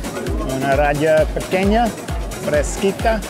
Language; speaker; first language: Spanish; non-native, fluent; English